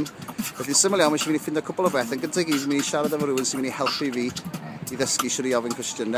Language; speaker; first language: Welsh; native; Welsh